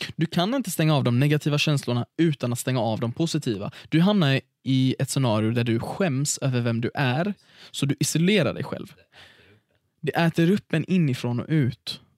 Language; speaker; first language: Swedish; early bilingual, other home language; Arabic